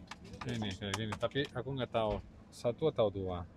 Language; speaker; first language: Indonesian; non-native, learner; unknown